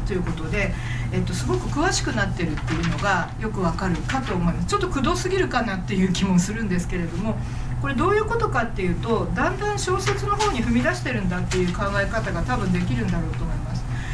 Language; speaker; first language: Japanese; native; Japanese